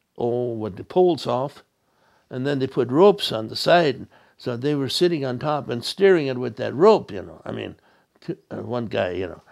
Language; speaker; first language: English; native; English